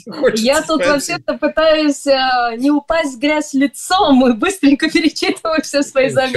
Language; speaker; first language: Russian; native; Russian